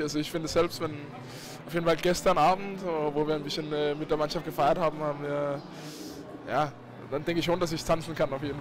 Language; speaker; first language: German; non-native, fluent; Danish